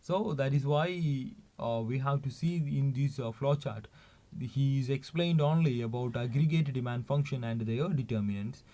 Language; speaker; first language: English; non-native, local second language; Malayalam